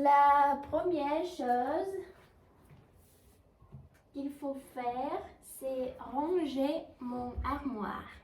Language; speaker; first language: French; non-native, learner; Russian